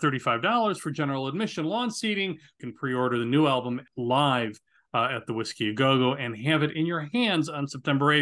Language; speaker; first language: English; native; English